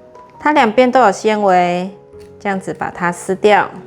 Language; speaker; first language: Chinese; native; Chinese